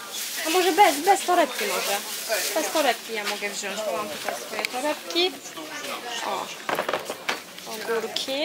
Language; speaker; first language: Polish; non-native, learner; Turkish